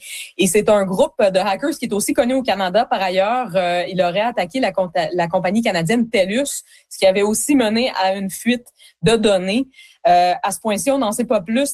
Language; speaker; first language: French; native; French